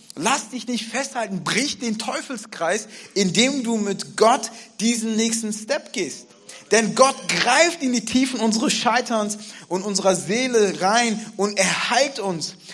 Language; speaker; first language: German; native; German